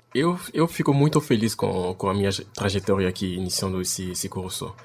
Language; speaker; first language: Portuguese; non-native, fluent; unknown